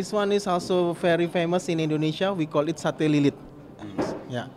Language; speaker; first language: English; non-native, fluent; Indonesian